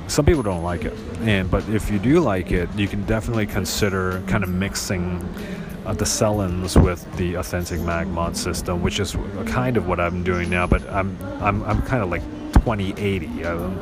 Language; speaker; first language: English; non-native, local second language; Cantonese